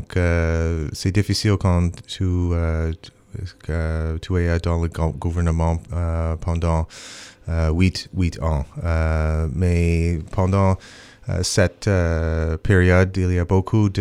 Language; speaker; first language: French; non-native, local second language; English